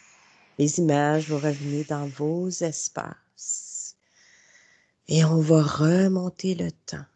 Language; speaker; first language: French; native; French